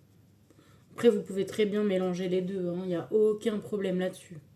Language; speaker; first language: French; native; French